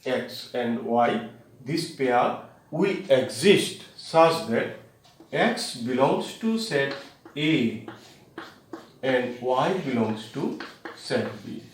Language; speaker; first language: English; non-native, local second language; Bangla